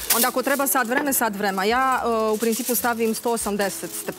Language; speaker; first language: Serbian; non-native, learner; Romanian